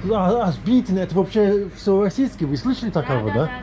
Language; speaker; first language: Russian; non-native, learner; English